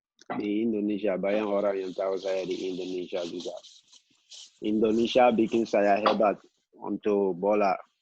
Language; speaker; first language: Indonesian; non-native, local second language; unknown